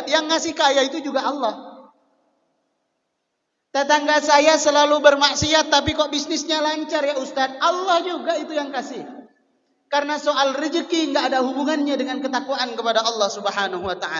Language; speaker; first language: Indonesian; native; Indonesian